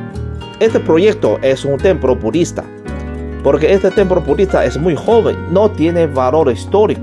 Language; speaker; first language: Spanish; non-native, learner; Chinese